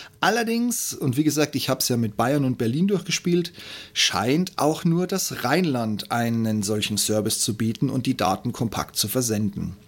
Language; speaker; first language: German; native; German